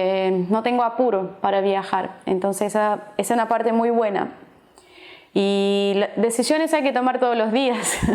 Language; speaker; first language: Spanish; non-native, fluent; Portuguese